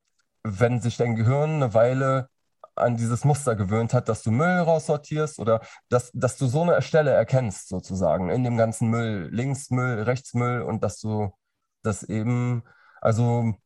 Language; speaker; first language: German; native; German